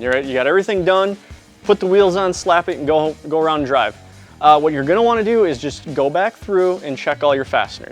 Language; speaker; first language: English; native; English